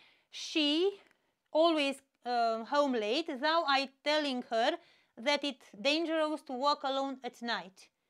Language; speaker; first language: English; non-native, fluent; Romanian